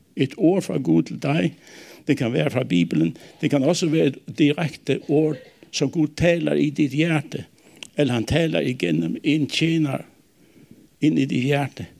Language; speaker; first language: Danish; non-native, local second language; Faroese